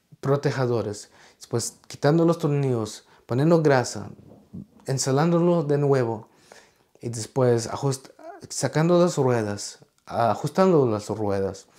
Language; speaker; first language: Spanish; early bilingual, heritage; Spanish